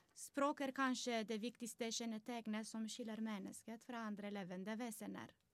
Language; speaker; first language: Norwegian; non-native, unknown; Romanian